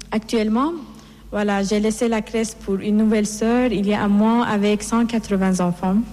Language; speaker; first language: French; non-native, fluent; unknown